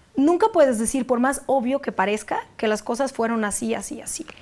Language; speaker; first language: Spanish; non-native, fluent; Russian